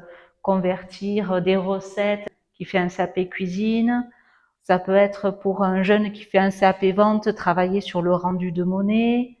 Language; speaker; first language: French; native; French